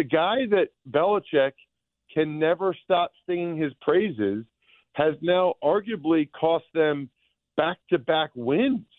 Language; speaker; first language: English; native; English